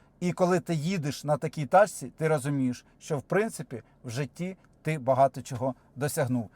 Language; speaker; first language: Ukrainian; non-native, local second language; Russian